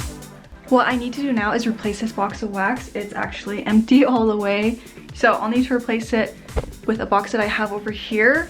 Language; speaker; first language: English; native; English